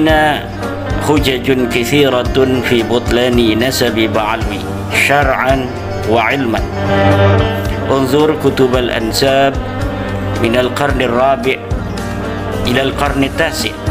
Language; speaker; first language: Arabic; non-native, fluent; Indonesian